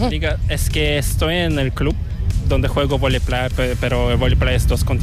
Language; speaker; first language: Spanish; non-native, learner; Korean